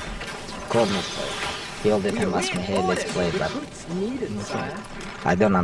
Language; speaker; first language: English; non-native, learner; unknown